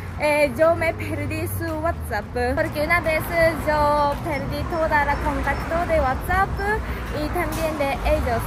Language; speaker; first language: Spanish; non-native, learner; Japanese